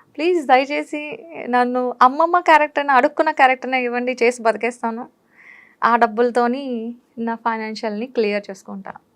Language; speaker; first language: Telugu; native; Telugu